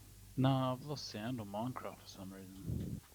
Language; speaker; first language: English; native; English